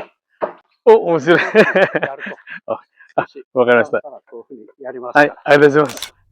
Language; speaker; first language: Japanese; non-native, fluent; Indonesian